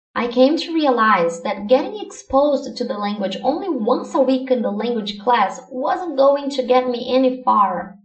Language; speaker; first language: English; non-native, fluent; Portuguese